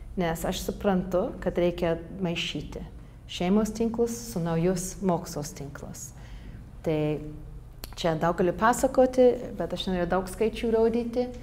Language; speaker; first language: Lithuanian; early bilingual, heritage; Lithuanian